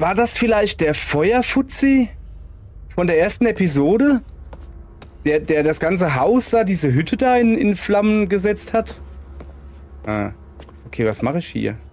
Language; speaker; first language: German; native; German